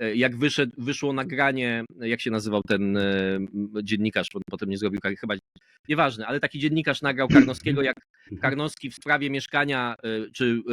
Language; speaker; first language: Polish; native; Polish